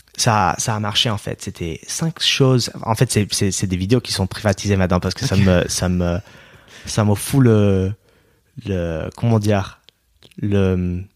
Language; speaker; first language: French; non-native, fluent; English